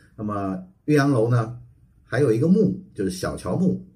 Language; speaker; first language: Chinese; native; Chinese